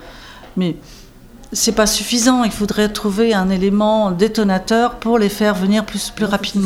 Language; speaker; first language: French; native; French